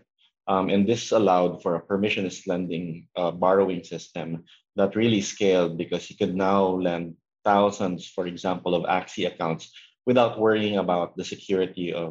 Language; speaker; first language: English; non-native, local second language; Filipino